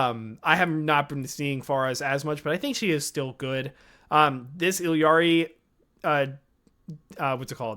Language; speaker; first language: English; native; English